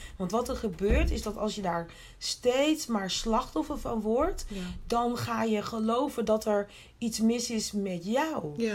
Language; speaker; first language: Dutch; early bilingual, other home language; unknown